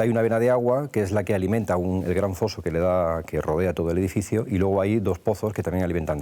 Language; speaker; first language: Spanish; native; Spanish